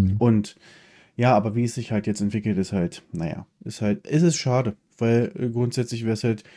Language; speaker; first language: German; early bilingual, other home language; Polish